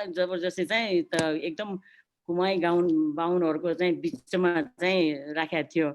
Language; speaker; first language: Nepali; native; Nepali